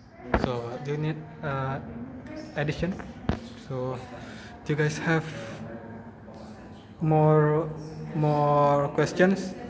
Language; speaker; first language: English; non-native, learner; Indonesian